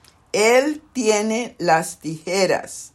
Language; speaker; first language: Spanish; non-native, fluent; English